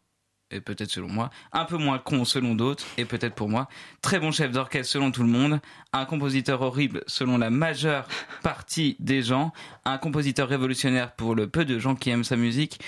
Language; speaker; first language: French; native; French